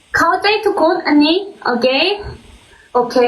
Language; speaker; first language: Thai; non-native, learner; Korean